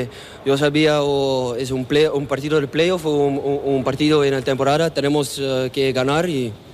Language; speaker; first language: Spanish; non-native, learner; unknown